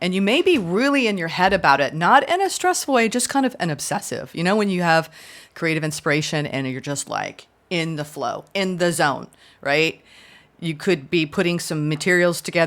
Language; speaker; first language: English; native; English